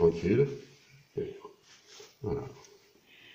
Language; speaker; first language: French; native; French